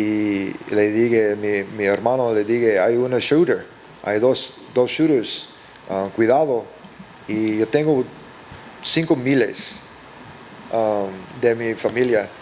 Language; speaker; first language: Spanish; early bilingual, heritage; English